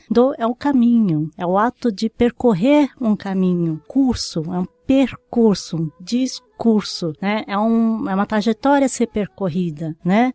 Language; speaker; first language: Portuguese; early bilingual, other home language; Japanese